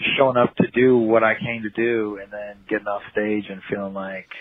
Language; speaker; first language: English; native; English